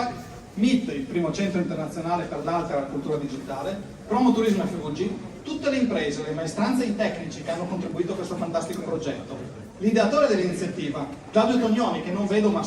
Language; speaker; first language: Italian; native; Italian